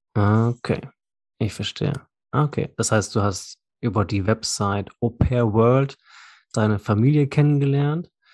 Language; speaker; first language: German; native; German